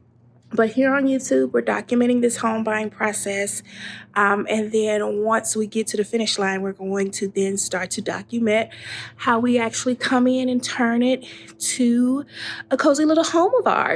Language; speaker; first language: English; native; English